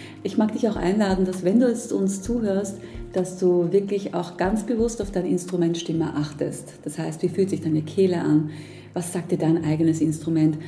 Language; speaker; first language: German; native; German